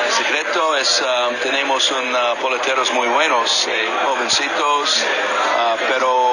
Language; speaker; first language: Spanish; non-native, learner; English